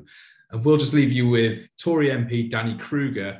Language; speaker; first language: English; native; English